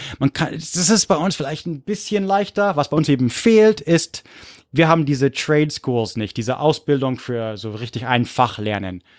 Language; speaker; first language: German; non-native, fluent; English